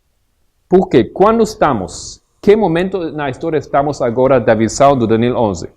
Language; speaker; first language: Portuguese; non-native, fluent; Spanish